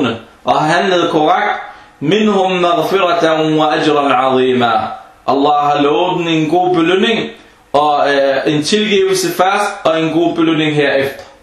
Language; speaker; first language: Danish; non-native, fluent; Arabic